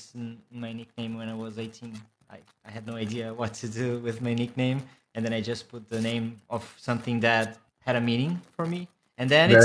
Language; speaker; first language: English; non-native, fluent; Portuguese